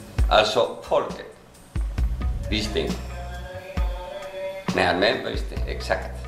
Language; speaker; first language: Swedish; non-native, fluent; Spanish